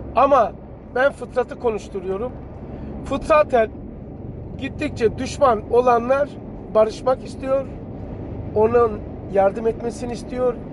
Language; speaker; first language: Turkish; native; Turkish